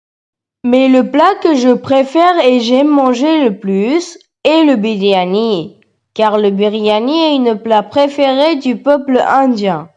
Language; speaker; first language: French; non-native, learner; Tamil